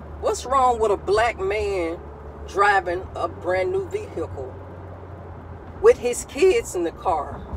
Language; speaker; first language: English; native; English